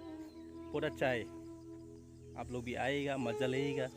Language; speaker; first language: Hindi; non-native, local second language; Bodo